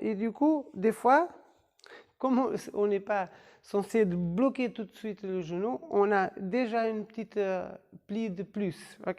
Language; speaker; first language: French; non-native, fluent; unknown